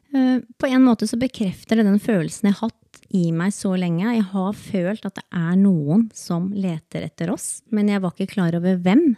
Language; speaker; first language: Norwegian; early bilingual, other home language; Spanish